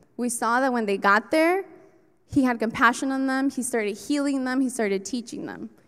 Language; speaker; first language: English; early bilingual, other home language; Spanish